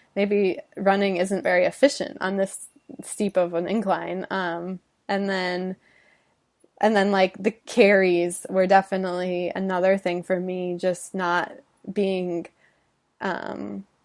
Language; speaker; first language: English; native; English